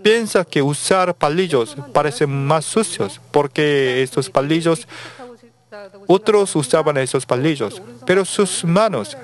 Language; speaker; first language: Spanish; non-native, learner; Korean